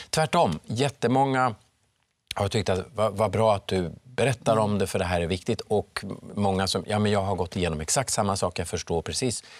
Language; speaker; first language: Swedish; early bilingual, other home language; Finnish